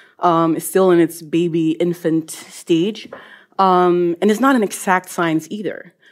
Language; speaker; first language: English; non-native, fluent; Norwegian